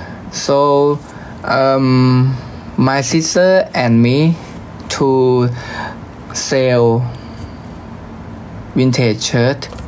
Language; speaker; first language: English; non-native, learner; Thai